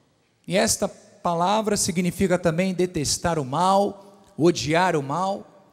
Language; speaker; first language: Portuguese; native; Portuguese